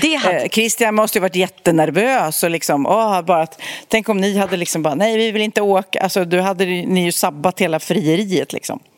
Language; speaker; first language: Swedish; native; Swedish